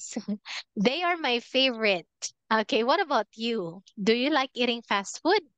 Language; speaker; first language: English; non-native, fluent; Filipino